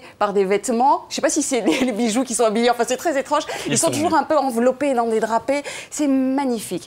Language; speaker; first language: French; native; French